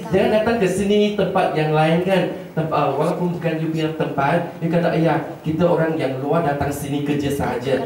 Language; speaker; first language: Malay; non-native, local second language; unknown